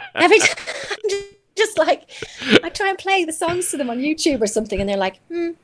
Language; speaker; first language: English; non-native, fluent; Greek